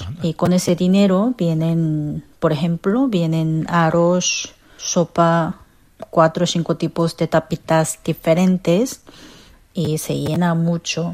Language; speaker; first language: Spanish; non-native, fluent; Korean